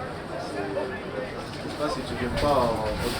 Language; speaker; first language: French; non-native, fluent; English